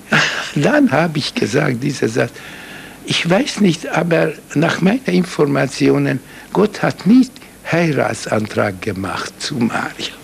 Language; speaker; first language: German; non-native, fluent; Hungarian